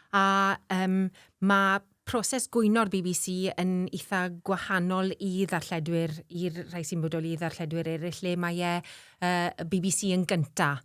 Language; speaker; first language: Welsh; native; Welsh